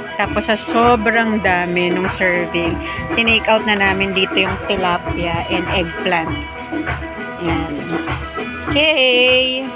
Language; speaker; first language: Filipino; non-native, local second language; Iloko